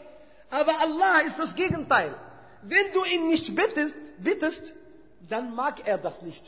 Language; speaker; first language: German; non-native, fluent; Arabic